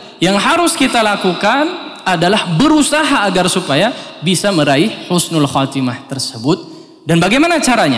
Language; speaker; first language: Indonesian; native; Indonesian